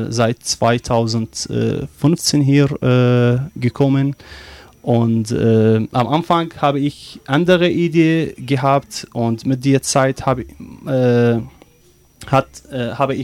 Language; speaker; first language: German; non-native, learner; Arabic